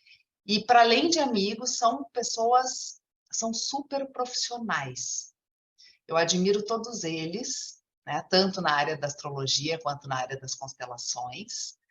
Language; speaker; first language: Portuguese; native; Portuguese